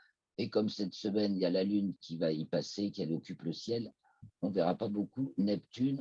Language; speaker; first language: French; native; French